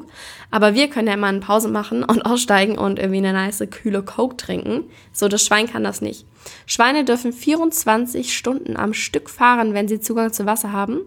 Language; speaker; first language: German; native; German